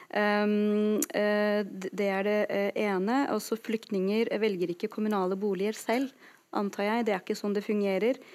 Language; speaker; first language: Norwegian; non-native, fluent; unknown